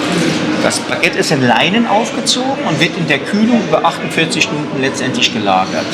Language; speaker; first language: German; native; German